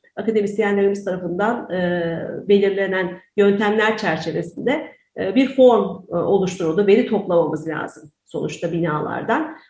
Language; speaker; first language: Turkish; native; Turkish